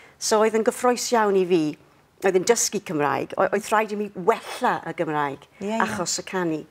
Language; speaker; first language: Welsh; non-native, local second language; English